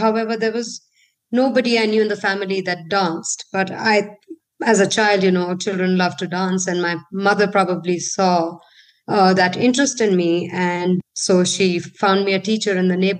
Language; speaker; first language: English; non-native, local second language; Hindi